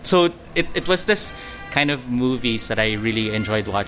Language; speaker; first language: English; non-native, local second language; Filipino